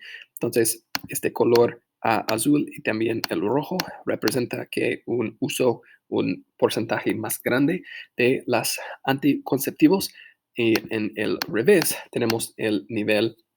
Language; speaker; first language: Spanish; non-native, fluent; English